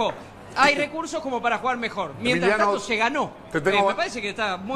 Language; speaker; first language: Spanish; native; Spanish